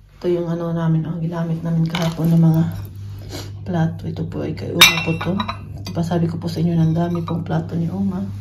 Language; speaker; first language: Filipino; non-native, local second language; Cebuano